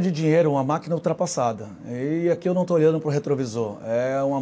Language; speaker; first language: Portuguese; native; Portuguese